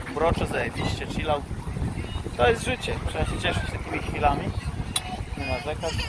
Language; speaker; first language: Polish; native; Polish